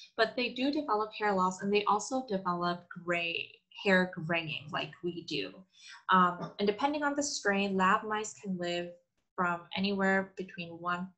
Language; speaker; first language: English; non-native, fluent; Korean